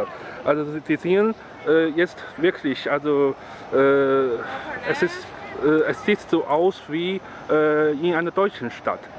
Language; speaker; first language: German; non-native, fluent; Chinese